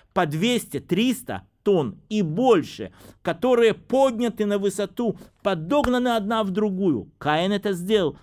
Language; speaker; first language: Russian; native; Russian